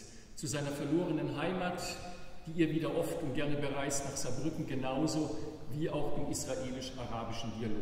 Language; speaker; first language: German; native; German